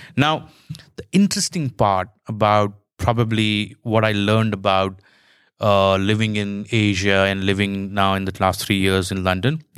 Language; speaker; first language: English; non-native, local second language; Hindi